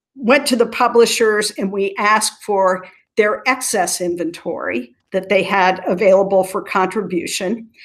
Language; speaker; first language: English; native; English